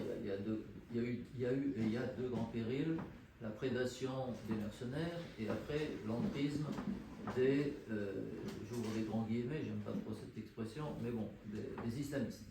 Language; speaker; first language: French; native; French